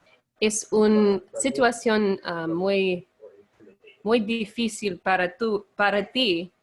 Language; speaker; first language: Spanish; non-native, learner; English